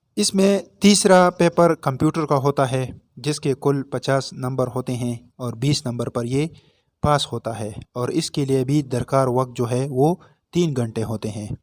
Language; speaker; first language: Urdu; non-native, local second language; Pashto